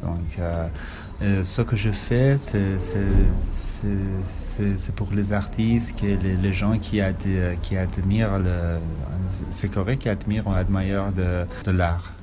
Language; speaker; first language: French; non-native, learner; Persian